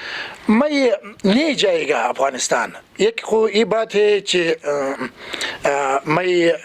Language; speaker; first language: Hindi; non-native, learner; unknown